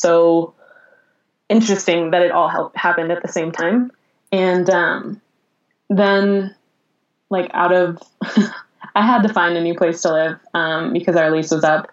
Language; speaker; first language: English; native; English